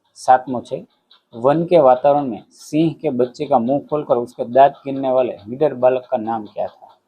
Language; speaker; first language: Hindi; non-native, local second language; Gujarati